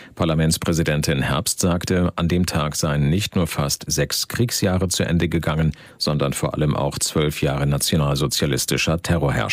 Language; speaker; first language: German; native; German